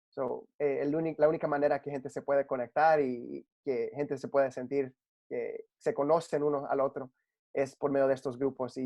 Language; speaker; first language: Spanish; early bilingual, heritage; Spanish